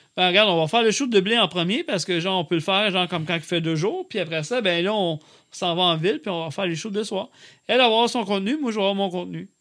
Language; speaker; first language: French; native; French